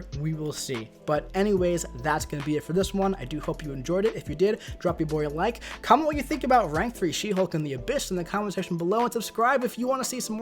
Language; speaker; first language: English; native; English